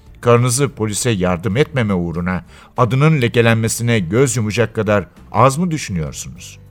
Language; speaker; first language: Turkish; native; Turkish